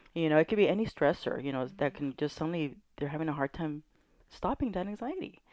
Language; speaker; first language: English; native; English